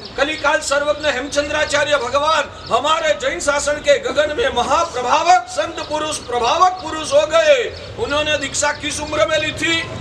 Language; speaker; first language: Hindi; non-native, local second language; Gujarati